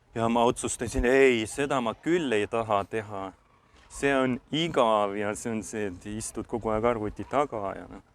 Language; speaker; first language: Estonian; non-native, local second language; Russian